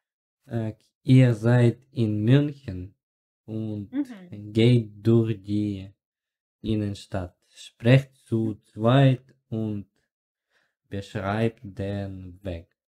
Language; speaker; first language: German; non-native, learner; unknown